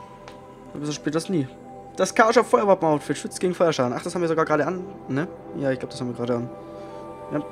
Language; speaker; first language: German; native; German